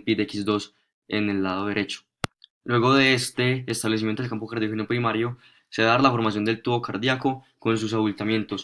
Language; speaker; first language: Spanish; native; Spanish